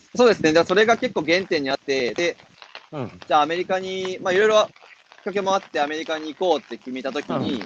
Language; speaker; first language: Japanese; native; Japanese